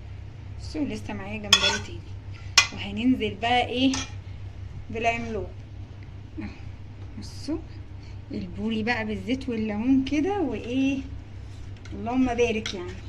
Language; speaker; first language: Arabic; native; Arabic